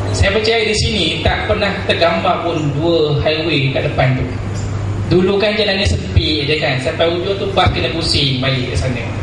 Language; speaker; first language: Malay; native; Malay